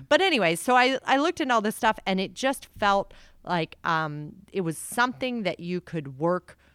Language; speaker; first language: English; native; English